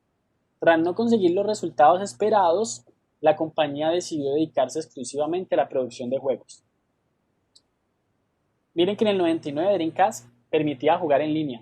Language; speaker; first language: Spanish; native; Spanish